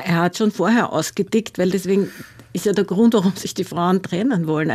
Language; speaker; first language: German; native; German